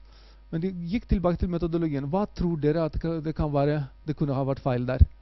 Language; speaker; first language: Norwegian; non-native, fluent; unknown